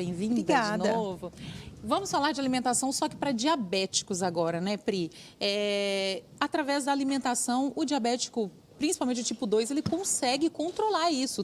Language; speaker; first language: Portuguese; native; Portuguese